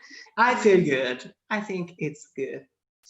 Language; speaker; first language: English; non-native, fluent; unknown